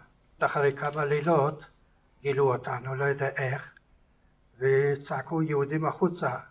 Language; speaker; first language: Hebrew; non-native, fluent; Yiddish